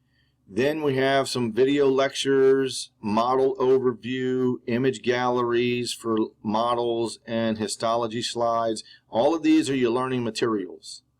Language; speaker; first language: English; native; English